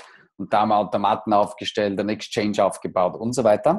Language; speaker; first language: German; native; German